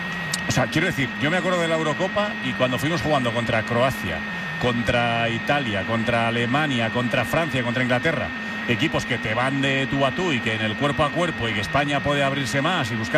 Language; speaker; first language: Spanish; native; Spanish